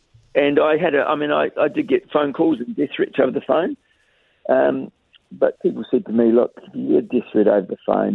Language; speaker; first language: English; native; English